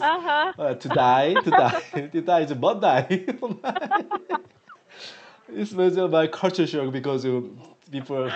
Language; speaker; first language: English; non-native, learner; Korean